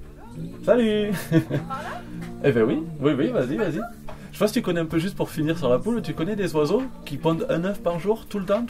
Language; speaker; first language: French; native; French